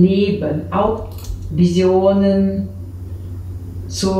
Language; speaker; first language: German; non-native, learner; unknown